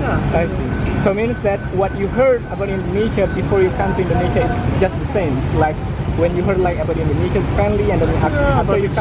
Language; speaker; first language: English; non-native, fluent; Indonesian